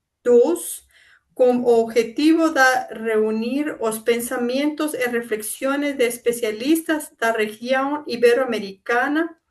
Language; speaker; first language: Portuguese; non-native, fluent; Spanish